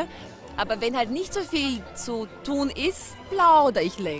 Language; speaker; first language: German; native; German